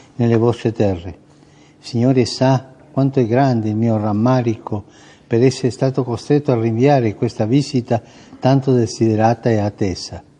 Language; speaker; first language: Italian; early bilingual, heritage; Italian